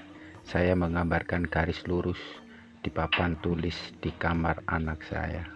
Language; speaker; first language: Indonesian; native; Indonesian